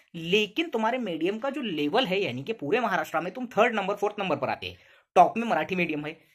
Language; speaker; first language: Hindi; non-native, local second language; Urdu